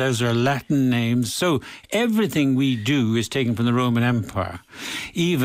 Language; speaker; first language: English; native; English